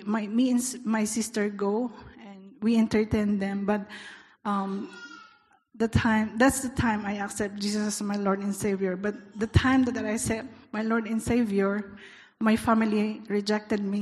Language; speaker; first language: English; non-native, local second language; Iloko